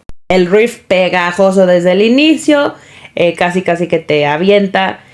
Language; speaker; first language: Spanish; native; Spanish